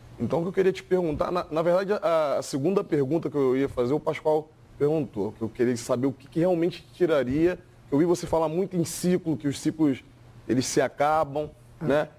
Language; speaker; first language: Portuguese; native; Portuguese